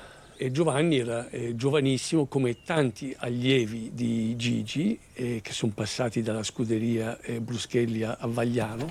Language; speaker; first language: Italian; native; Italian